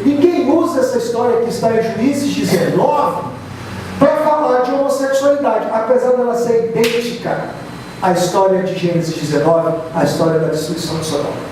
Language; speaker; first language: Portuguese; native; Portuguese